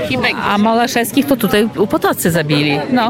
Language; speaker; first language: Polish; non-native, local second language; Belarusian